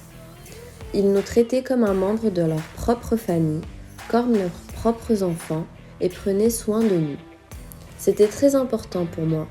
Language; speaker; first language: French; non-native, fluent; Azerbaijani